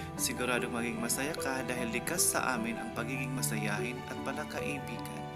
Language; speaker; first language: Filipino; non-native, local second language; Waray